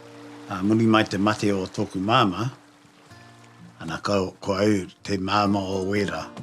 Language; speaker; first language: Māori; native; Māori